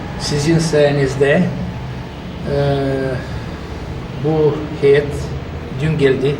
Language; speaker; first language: Turkish; non-native, fluent; Bulgarian